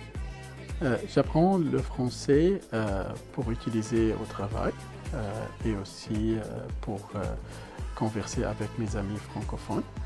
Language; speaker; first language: French; non-native, learner; Arabic